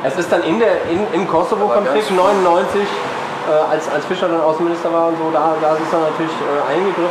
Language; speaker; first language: German; native; German